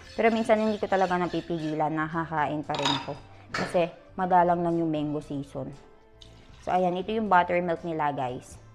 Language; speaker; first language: Filipino; native; Filipino